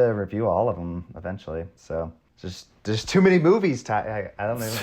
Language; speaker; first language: English; native; English